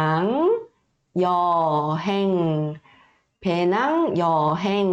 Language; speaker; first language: Korean; early bilingual, heritage; Korean